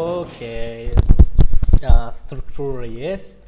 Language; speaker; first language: English; non-native, learner; Uzbek